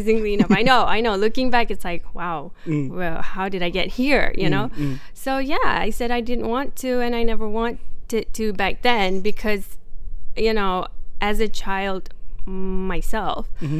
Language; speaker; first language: English; non-native, local second language; Malay